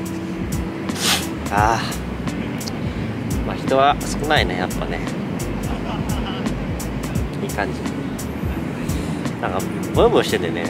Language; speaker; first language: Japanese; native; Japanese